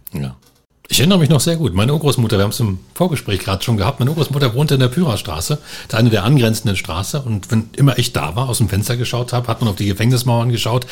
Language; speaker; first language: German; native; German